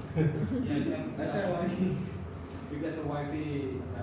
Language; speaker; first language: English; non-native, learner; Indonesian